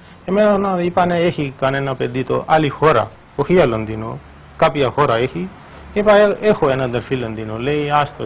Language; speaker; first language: Greek; non-native, learner; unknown